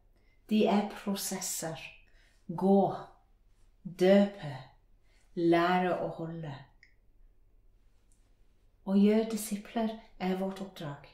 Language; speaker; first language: Norwegian; non-native, fluent; English